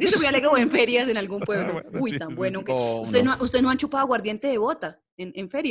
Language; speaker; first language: Spanish; native; Spanish